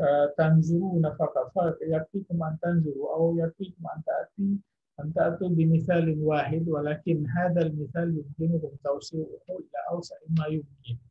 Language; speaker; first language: Arabic; non-native, fluent; Indonesian